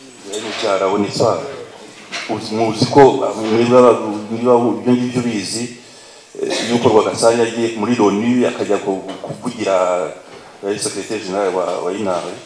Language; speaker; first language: Kinyarwanda; native; Kinyarwanda